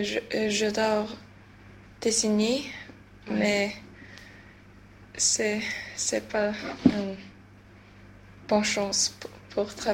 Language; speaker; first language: French; non-native, learner; Swedish